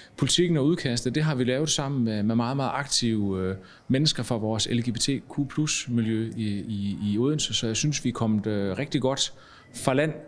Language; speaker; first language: Danish; native; Danish